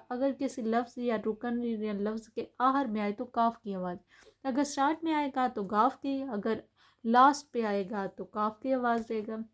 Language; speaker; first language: Urdu; native; Urdu